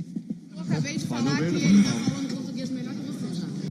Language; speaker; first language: Portuguese; native; Portuguese